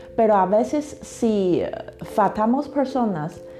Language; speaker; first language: Spanish; non-native, fluent; Chinese